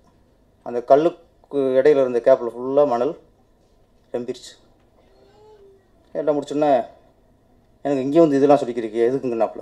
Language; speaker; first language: Tamil; native; Tamil